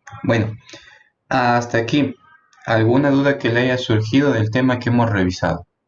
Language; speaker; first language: Spanish; native; Spanish